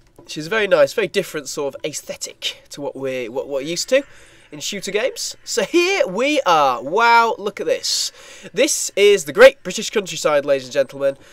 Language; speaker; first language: English; native; English